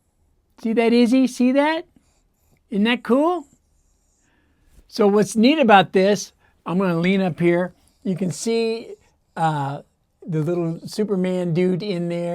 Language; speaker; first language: English; native; English